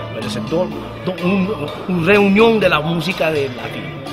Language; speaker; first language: Spanish; early bilingual, heritage; Spanish